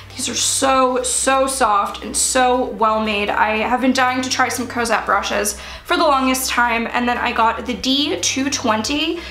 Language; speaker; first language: English; native; English